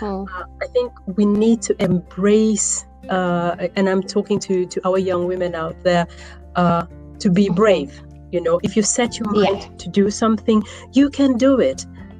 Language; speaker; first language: English; non-native, local second language; Acoli